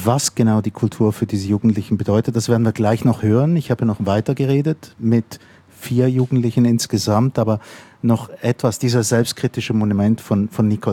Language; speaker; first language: German; native; German